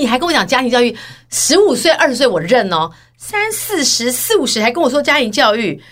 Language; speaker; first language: Chinese; native; Chinese